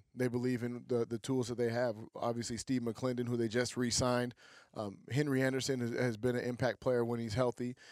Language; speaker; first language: English; native; English